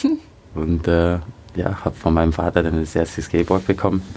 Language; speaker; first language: German; early bilingual, other home language; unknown